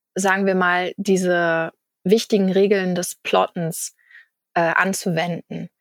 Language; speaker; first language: German; native; German